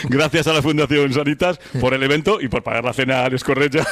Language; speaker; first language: Spanish; native; Spanish